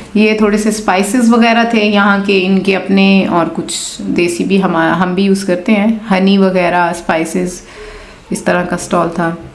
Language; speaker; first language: Urdu; non-native, local second language; Punjabi